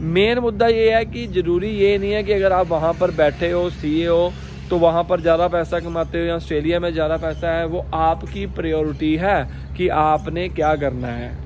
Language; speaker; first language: Hindi; native; Hindi